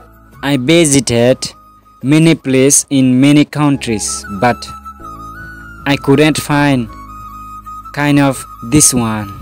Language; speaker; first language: English; non-native, local second language; Rohingya